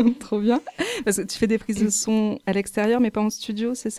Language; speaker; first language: French; native; French